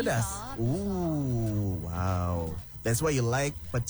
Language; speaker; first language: English; non-native, fluent; Indonesian